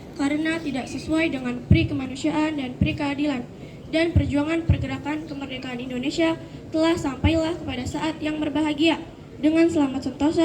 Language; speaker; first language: Indonesian; native; Indonesian